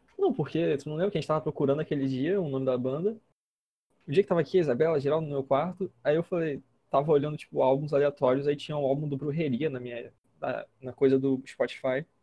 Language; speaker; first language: Portuguese; native; Portuguese